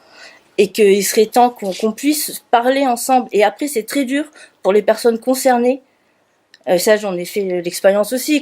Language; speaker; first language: French; native; French